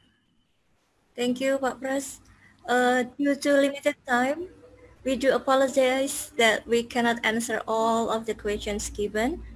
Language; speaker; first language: English; non-native, fluent; Indonesian